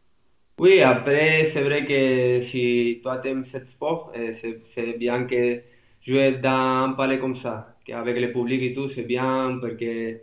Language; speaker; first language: French; non-native, fluent; Spanish